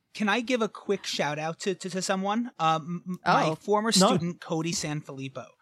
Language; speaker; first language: English; native; English